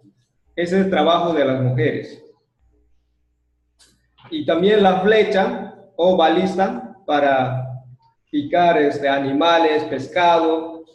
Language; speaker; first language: Spanish; non-native, local second language; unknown